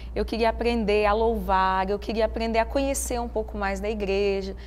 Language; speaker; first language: Portuguese; native; Portuguese